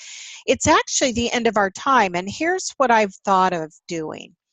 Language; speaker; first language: English; native; English